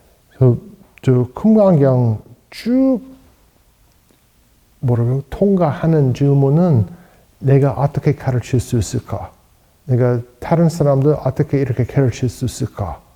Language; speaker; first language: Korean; non-native, fluent; English